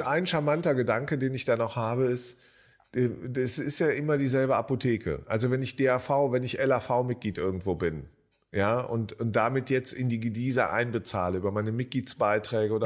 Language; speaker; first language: German; native; German